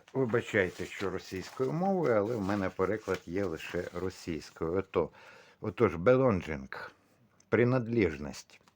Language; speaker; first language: Ukrainian; non-native, local second language; Russian